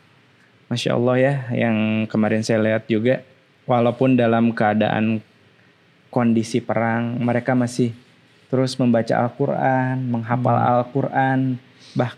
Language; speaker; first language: Indonesian; non-native, local second language; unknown